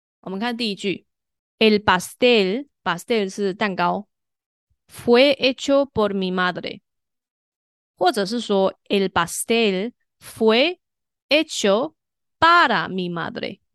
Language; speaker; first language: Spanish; non-native, fluent; Chinese